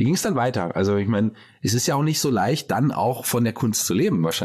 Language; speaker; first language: German; native; German